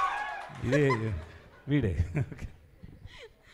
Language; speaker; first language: Telugu; non-native, learner; Tamil